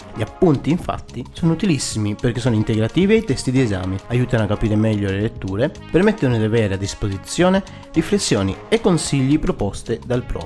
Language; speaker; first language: Italian; native; Italian